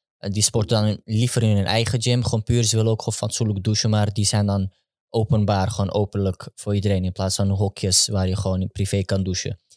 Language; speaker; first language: Dutch; early bilingual, other home language; Turkish